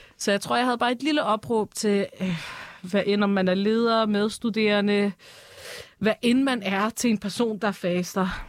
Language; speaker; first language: Danish; early bilingual, other home language; Persian